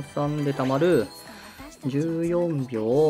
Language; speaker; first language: Japanese; native; Japanese